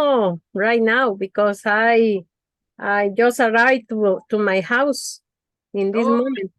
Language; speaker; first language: English; non-native, learner; Spanish